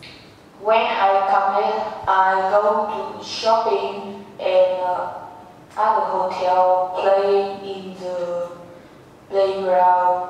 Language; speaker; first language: English; non-native, learner; Vietnamese